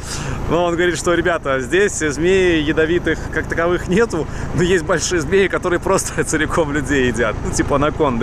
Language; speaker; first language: Russian; native; Russian